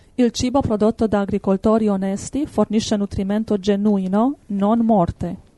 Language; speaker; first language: Italian; native; Italian